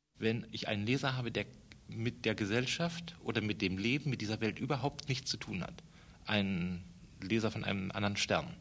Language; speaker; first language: German; native; German